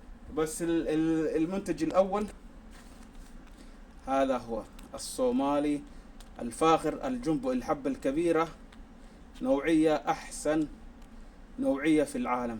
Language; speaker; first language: Arabic; non-native, local second language; Somali